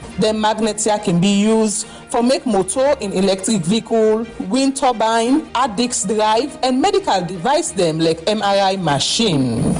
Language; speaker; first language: English; non-native, local second language; Krio